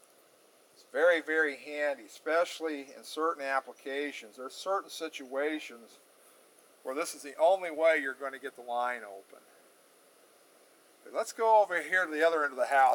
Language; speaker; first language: English; native; English